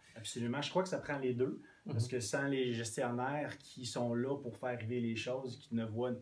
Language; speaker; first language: French; non-native, fluent; English